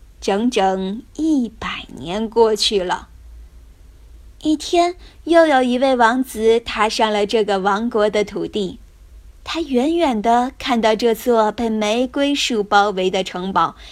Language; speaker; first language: Chinese; native; Chinese